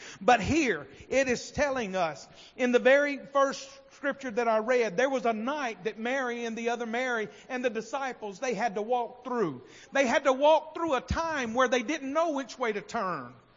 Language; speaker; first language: English; native; English